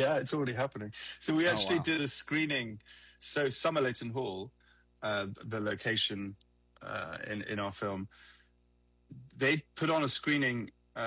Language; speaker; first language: English; native; English